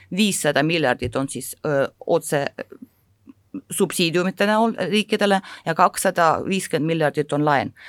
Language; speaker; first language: Estonian; non-native, local second language; Russian